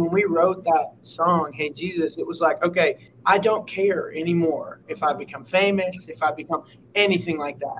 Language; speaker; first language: English; native; English